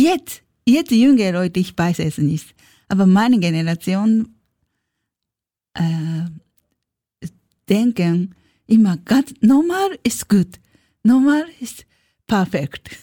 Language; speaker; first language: German; non-native, learner; Japanese